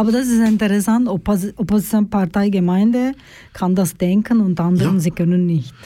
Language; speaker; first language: German; non-native, learner; Turkish